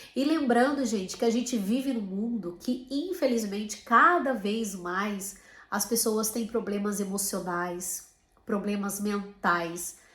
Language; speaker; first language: Portuguese; native; Portuguese